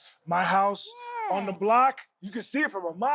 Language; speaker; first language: English; native; English